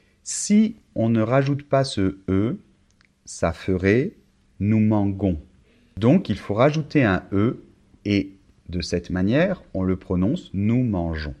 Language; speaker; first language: French; native; French